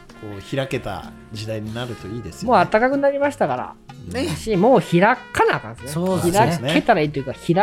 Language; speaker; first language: Japanese; native; Japanese